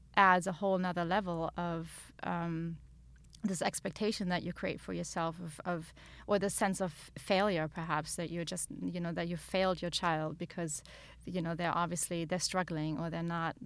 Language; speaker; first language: English; non-native, fluent; German